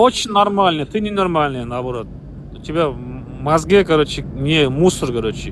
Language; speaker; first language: Russian; non-native, local second language; Kazakh